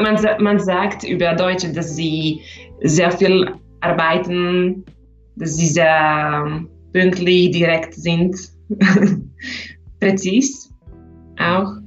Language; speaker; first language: German; non-native, learner; Slovak